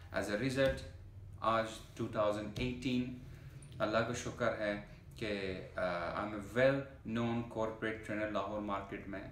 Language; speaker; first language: Urdu; non-native, fluent; Persian